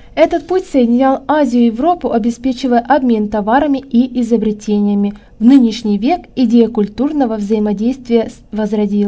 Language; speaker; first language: Russian; native; Russian